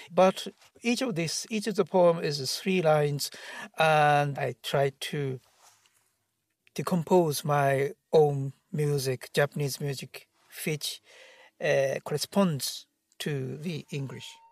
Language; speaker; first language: English; non-native, fluent; Japanese